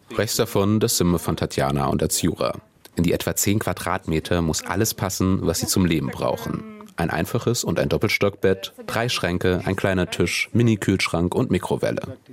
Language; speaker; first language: German; native; German